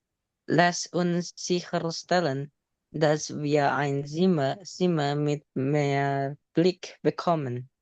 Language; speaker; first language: German; non-native, learner; Indonesian